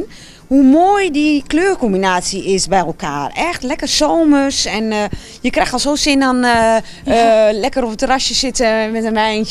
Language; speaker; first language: Dutch; native; Dutch